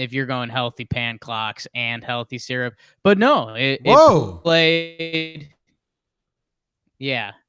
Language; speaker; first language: English; native; English